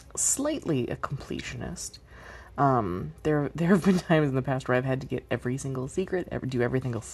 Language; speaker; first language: English; native; English